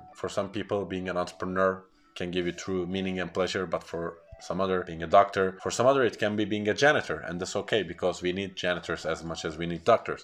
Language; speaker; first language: English; non-native, fluent; Turkish